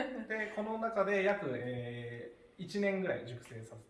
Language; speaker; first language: Japanese; native; Japanese